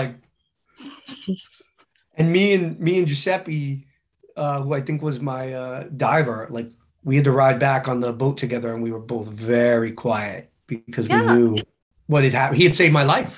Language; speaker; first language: English; native; English